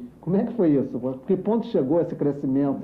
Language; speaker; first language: Portuguese; native; Portuguese